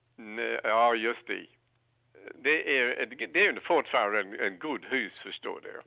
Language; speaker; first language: Swedish; non-native, learner; English